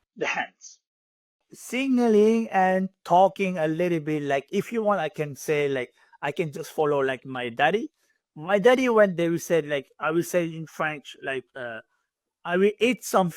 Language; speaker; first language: English; non-native, learner; French